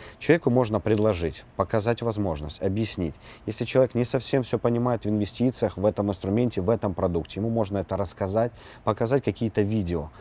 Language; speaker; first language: Russian; native; Russian